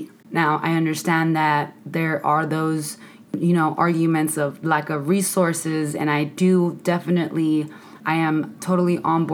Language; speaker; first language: English; native; English